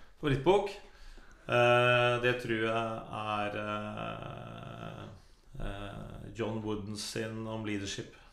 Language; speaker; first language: Norwegian; native; Norwegian